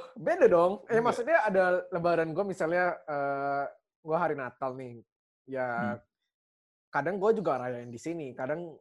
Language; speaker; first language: Indonesian; native; Indonesian